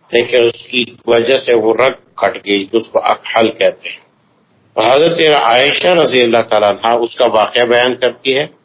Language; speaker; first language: Urdu; non-native, local second language; Pashto